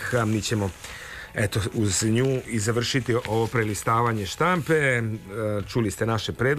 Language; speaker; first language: Serbian; native; Serbian